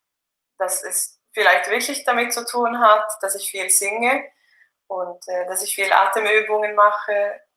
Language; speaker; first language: German; non-native, fluent; English